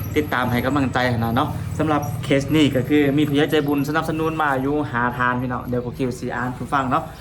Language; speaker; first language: Lao; native; Lao